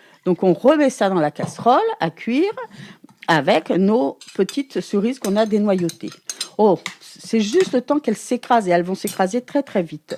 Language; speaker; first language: French; native; French